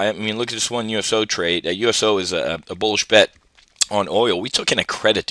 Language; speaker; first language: English; native; English